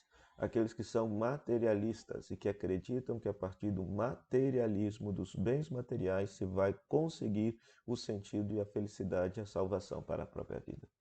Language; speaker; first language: Portuguese; native; Portuguese